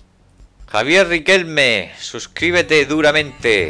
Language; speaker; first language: Spanish; native; Spanish